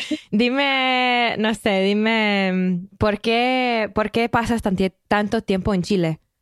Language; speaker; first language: Spanish; non-native, fluent; English